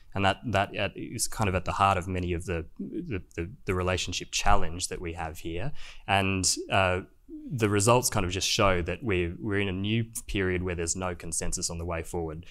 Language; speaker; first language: English; native; English